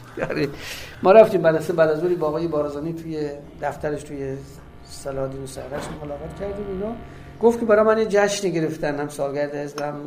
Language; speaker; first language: Persian; native; Persian